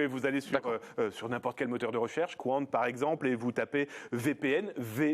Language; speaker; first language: French; native; French